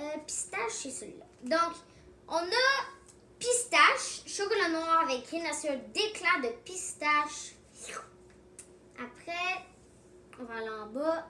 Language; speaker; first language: French; non-native, local second language; English